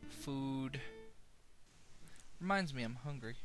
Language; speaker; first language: English; native; English